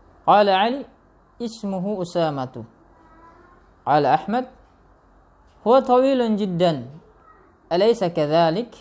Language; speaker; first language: Arabic; non-native, fluent; Indonesian